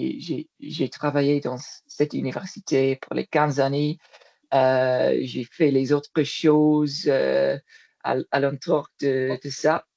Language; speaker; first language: French; non-native, learner; English